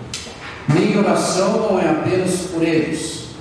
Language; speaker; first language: Portuguese; native; Portuguese